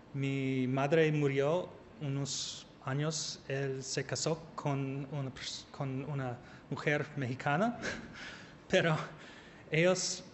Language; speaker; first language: Spanish; non-native, learner; English